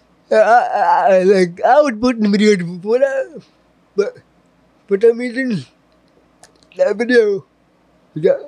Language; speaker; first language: English; native; English